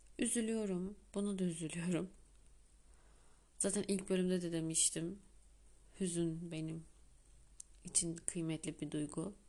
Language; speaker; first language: Turkish; native; Turkish